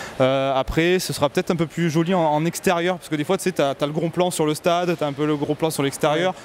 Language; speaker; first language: French; native; French